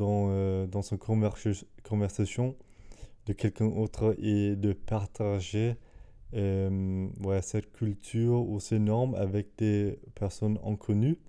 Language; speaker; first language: French; non-native, fluent; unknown